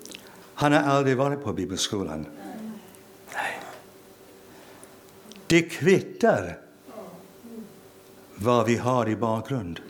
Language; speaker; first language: Swedish; non-native, fluent; English